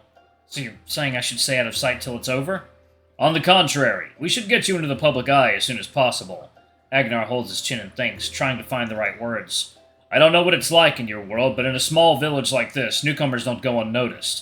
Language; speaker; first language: English; native; English